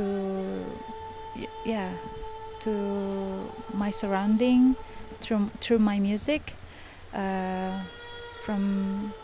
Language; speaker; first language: English; non-native, fluent; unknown